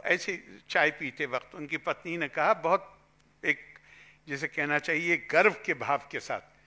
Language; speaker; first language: Hindi; native; Hindi